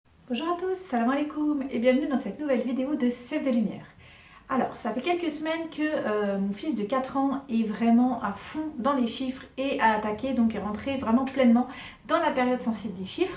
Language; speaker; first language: French; native; French